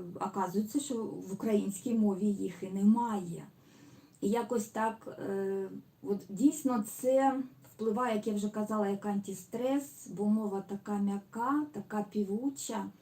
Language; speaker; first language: Ukrainian; non-native, local second language; Russian